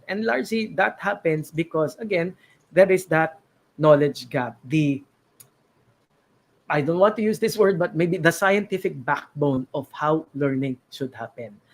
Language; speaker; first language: English; non-native, local second language; Filipino